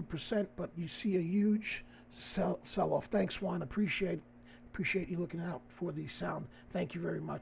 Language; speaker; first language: English; native; English